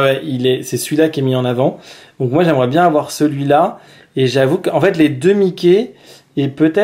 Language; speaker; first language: French; native; French